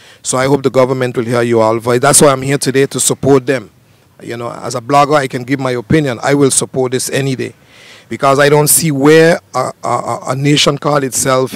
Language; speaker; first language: English; native; English